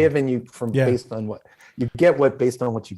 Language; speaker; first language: English; native; English